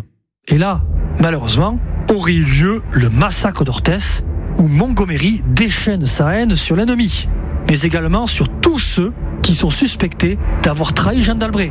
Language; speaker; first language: French; native; French